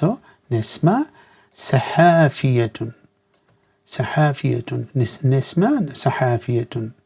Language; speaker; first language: Arabic; non-native, fluent; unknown